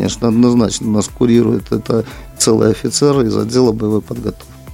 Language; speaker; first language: Russian; native; Russian